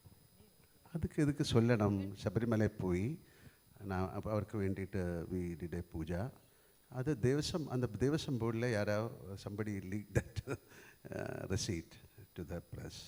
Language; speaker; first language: Tamil; non-native, local second language; Malayalam